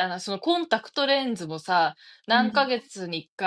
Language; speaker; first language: Japanese; native; Japanese